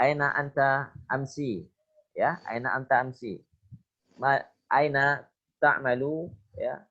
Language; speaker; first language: Arabic; non-native, fluent; Indonesian